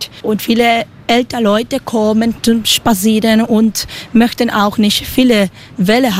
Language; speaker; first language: German; non-native, learner; Spanish